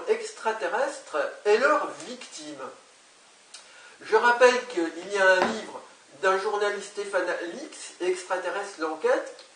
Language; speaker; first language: French; native; French